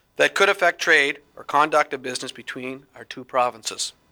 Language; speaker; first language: English; native; English